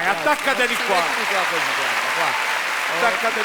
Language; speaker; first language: Italian; native; Italian